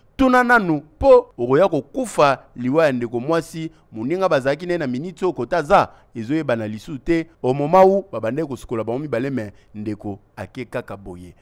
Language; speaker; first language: Lingala; non-native, local second language; Kituba (Democratic Republic of Congo)